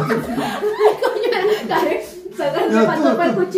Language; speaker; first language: Spanish; native; Spanish